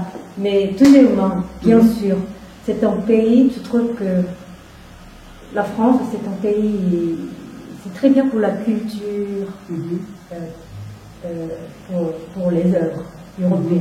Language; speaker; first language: French; non-native, fluent; Korean